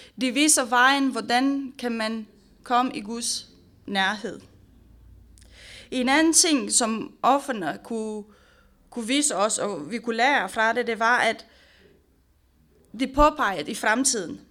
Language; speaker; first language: Danish; non-native, fluent; Romanian